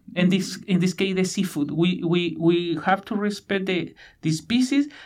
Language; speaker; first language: English; non-native, learner; Spanish